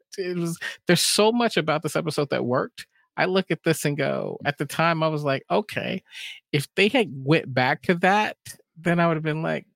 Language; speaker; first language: English; native; English